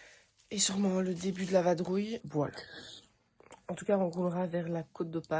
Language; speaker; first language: French; native; French